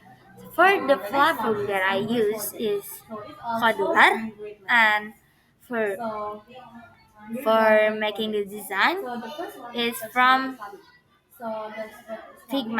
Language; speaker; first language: English; non-native, learner; Indonesian